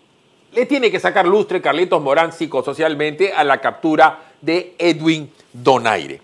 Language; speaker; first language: Spanish; native; Spanish